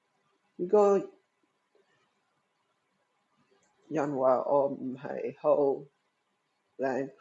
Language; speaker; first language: Cantonese; early bilingual, heritage; Cantonese